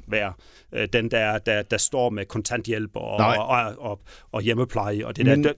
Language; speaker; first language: Danish; native; Danish